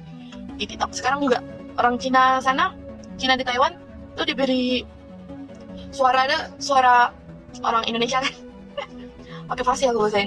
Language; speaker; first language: Indonesian; non-native, local second language; Malay